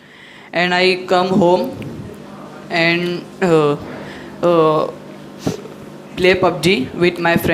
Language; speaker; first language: English; non-native, learner; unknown